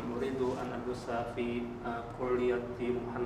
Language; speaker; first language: Arabic; non-native, learner; Indonesian